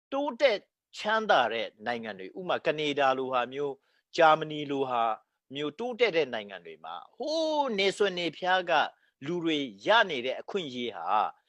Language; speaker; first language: Burmese; non-native, local second language; Hakha Chin